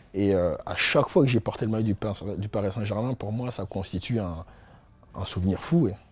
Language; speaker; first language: French; native; French